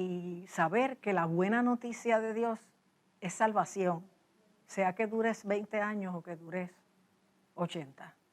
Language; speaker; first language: Spanish; native; Spanish